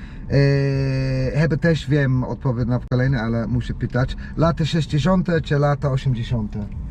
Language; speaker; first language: Polish; non-native, learner; English